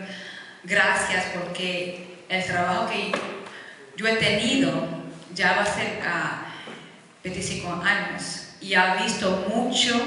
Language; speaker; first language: Spanish; early bilingual, heritage; Spanish